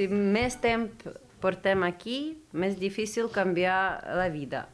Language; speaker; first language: Catalan; non-native, learner; Ukrainian